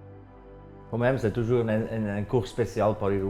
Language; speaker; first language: French; non-native, local second language; German